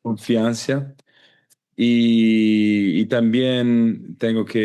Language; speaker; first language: Spanish; non-native, learner; Italian